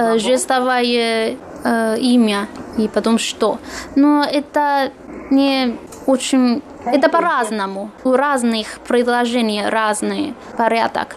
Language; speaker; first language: Russian; non-native, fluent; Chinese